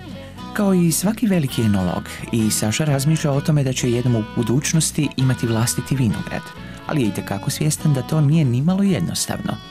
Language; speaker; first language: Croatian; native; Croatian